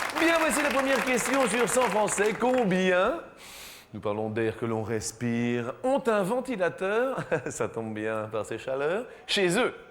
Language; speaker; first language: French; native; French